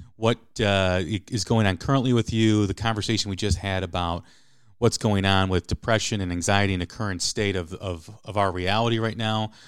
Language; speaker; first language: English; native; English